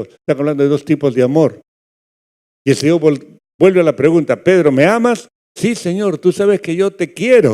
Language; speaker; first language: Spanish; native; Spanish